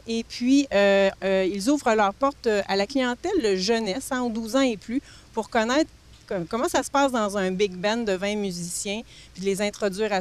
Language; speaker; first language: French; native; French